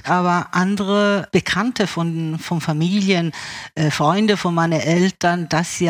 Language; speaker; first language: German; early bilingual, other home language; Italian